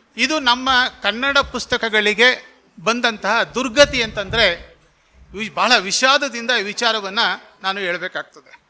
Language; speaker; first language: Kannada; native; Kannada